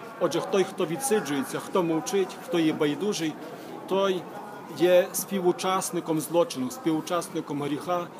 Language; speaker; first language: Ukrainian; native; Ukrainian